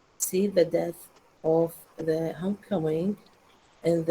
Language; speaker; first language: English; non-native, learner; Arabic